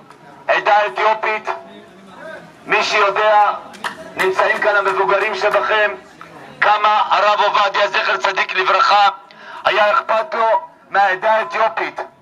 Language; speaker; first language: Hebrew; non-native, fluent; Amharic